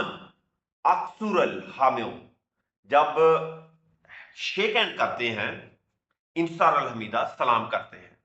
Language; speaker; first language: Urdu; non-native, local second language; Punjabi